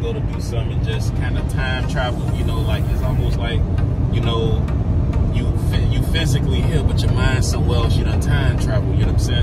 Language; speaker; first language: English; native; English